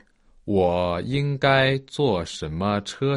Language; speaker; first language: Chinese; non-native, learner; Portuguese